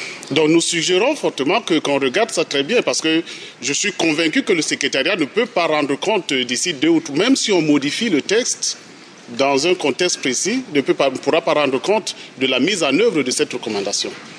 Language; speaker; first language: French; native; French